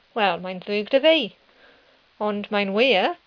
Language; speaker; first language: Welsh; non-native, learner; English